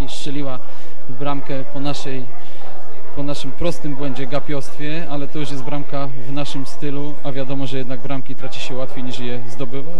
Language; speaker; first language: Polish; native; Polish